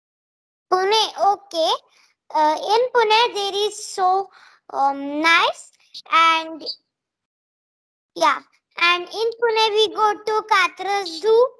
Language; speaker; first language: English; non-native, learner; Marathi